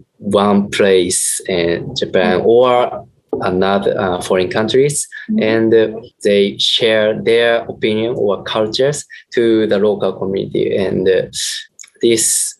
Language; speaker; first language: English; non-native, learner; Japanese